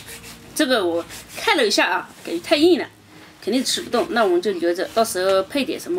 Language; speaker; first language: Chinese; native; Chinese